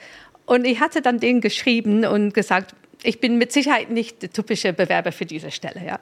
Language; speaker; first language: German; non-native, fluent; English